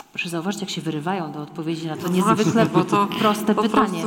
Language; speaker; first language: Polish; native; Polish